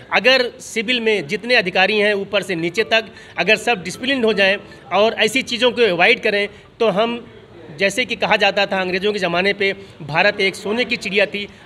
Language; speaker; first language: Hindi; native; Hindi